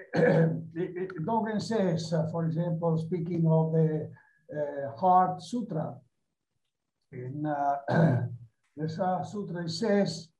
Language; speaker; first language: English; non-native, fluent; Italian